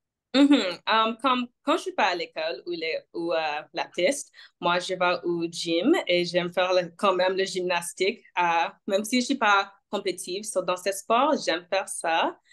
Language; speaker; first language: French; non-native, local second language; English